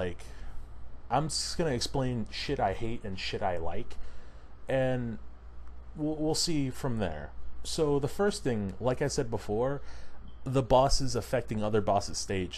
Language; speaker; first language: English; native; English